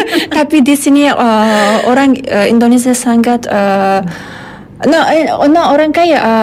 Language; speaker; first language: Indonesian; non-native, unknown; Uzbek